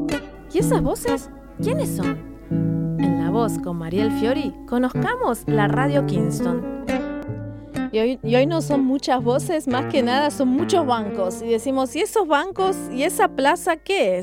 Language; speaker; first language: Spanish; native; Spanish